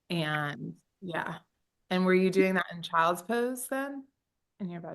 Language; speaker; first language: English; native; English